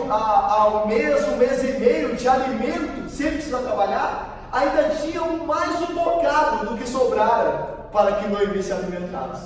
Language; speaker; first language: Portuguese; native; Portuguese